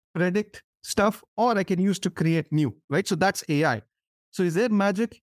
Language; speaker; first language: English; non-native, local second language; Tamil